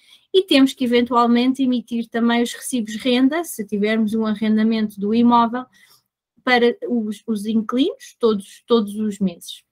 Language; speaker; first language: Portuguese; native; Portuguese